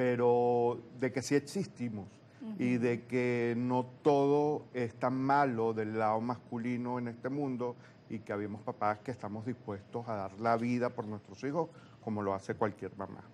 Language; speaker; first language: Spanish; native; Spanish